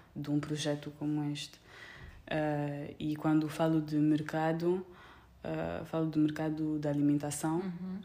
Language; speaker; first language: Portuguese; non-native, fluent; French